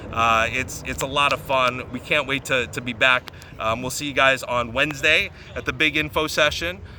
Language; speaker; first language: English; native; English